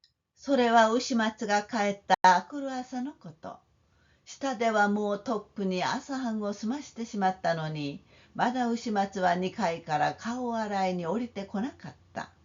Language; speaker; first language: Japanese; non-native, fluent; Korean